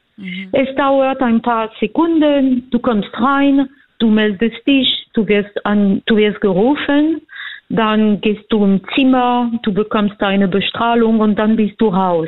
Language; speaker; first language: German; non-native, fluent; French